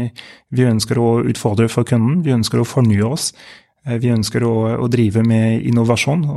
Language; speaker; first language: Norwegian; non-native, fluent; French